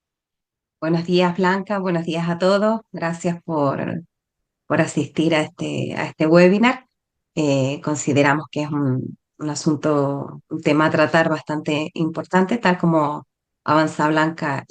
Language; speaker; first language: Spanish; native; Spanish